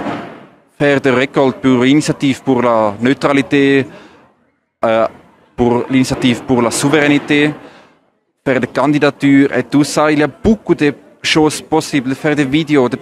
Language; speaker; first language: French; non-native, learner; German